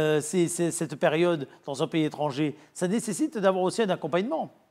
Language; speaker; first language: French; native; French